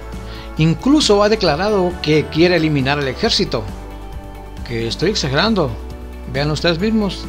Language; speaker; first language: Spanish; native; Spanish